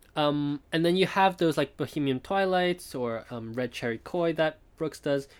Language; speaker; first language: English; non-native, fluent; Chinese